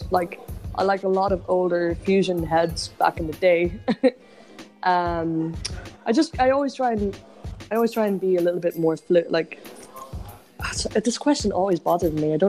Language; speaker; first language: English; native; English